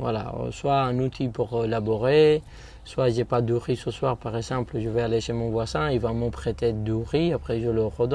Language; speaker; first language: French; non-native, fluent; Spanish